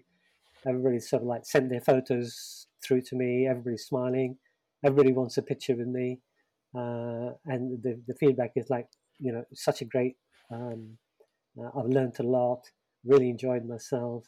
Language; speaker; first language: English; native; English